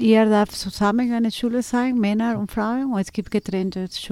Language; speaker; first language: German; non-native, fluent; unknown